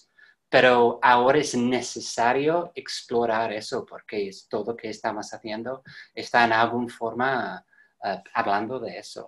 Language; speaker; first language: Spanish; non-native, fluent; English